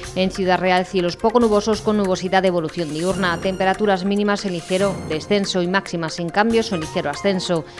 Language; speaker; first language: Spanish; native; Spanish